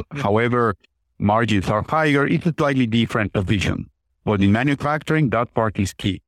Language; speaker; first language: English; non-native, fluent; Spanish